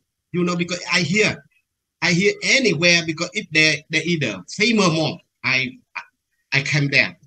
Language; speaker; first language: English; non-native, learner; Vietnamese